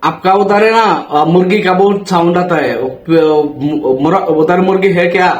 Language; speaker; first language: Hindi; non-native, learner; Bangla